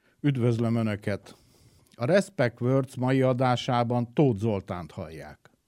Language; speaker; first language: Hungarian; native; Hungarian